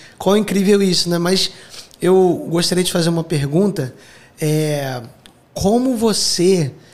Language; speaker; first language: Portuguese; native; Portuguese